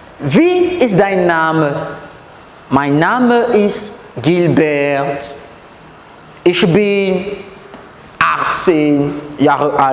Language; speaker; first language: German; non-native, fluent; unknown